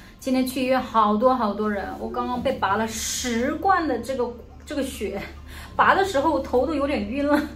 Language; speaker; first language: Chinese; native; Chinese